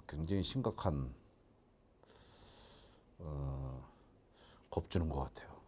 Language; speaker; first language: Korean; native; Korean